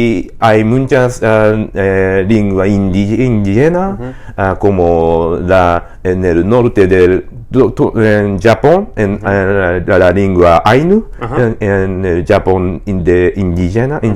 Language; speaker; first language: Spanish; non-native, learner; Japanese